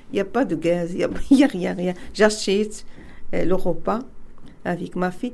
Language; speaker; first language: French; non-native, learner; Arabic